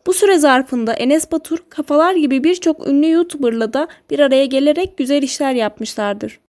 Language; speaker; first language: Turkish; native; Turkish